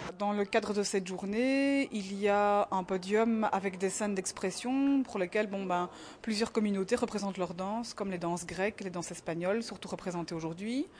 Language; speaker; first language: French; native; French